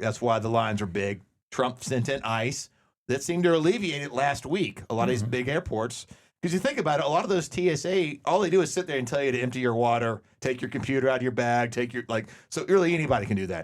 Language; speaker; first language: English; native; English